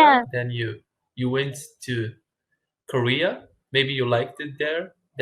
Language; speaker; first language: English; non-native, fluent; Arabic